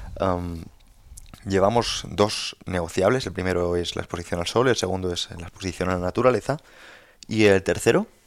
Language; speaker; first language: Spanish; native; Spanish